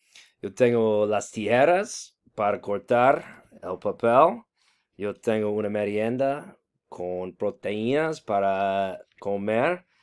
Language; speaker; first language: Spanish; non-native, fluent; English